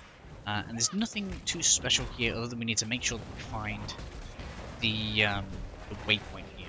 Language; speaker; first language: English; native; English